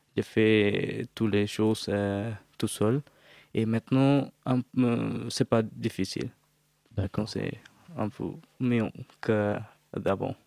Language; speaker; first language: French; non-native, fluent; Sinhala